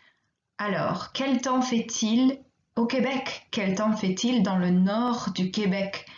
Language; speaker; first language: French; non-native, fluent; English